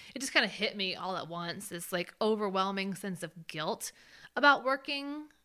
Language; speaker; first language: English; native; English